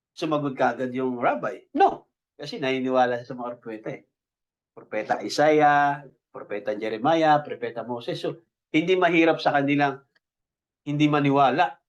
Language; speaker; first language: Filipino; native; Filipino